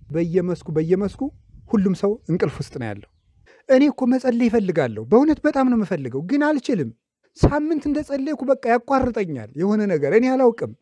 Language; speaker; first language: Amharic; native; Amharic